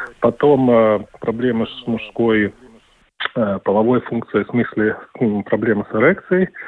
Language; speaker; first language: Russian; non-native, local second language; Latvian